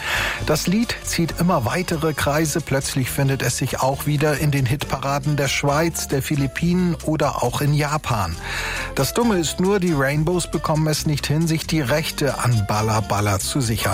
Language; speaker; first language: German; native; German